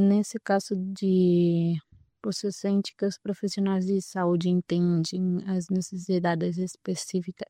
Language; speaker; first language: Portuguese; non-native, fluent; Spanish